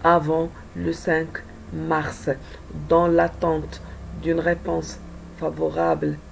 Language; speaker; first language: French; non-native, local second language; Arabic